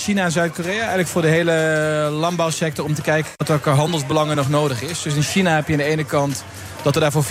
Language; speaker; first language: Dutch; native; Dutch